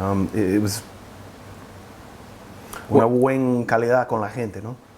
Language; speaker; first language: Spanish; non-native, learner; English